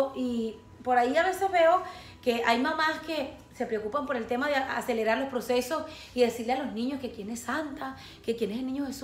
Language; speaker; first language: Spanish; native; Spanish